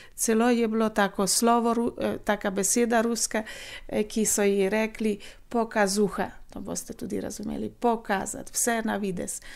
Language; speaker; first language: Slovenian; non-native, fluent; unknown